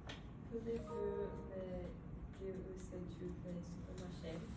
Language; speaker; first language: French; non-native, learner; English